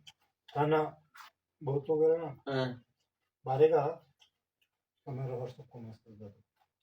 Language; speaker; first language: Hindi; non-native, learner; Bangla